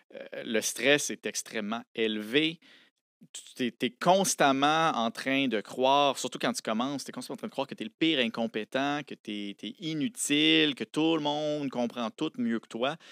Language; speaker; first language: French; native; French